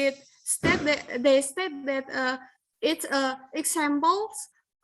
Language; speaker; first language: English; non-native, learner; Indonesian